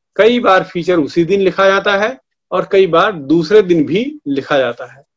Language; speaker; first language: Hindi; native; Hindi